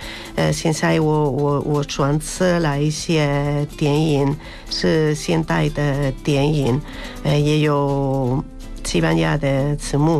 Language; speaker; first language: Chinese; non-native, learner; Spanish